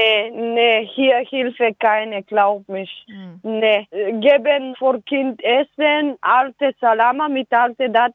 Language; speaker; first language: German; non-native, learner; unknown